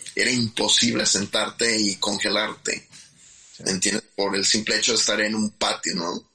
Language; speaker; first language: Spanish; native; Spanish